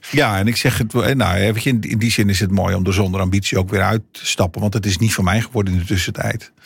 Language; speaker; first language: Dutch; non-native, fluent; Portuguese